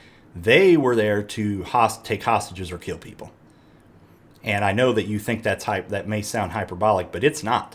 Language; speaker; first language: English; native; English